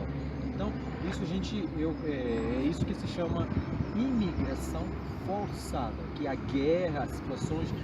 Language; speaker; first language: Portuguese; non-native, fluent; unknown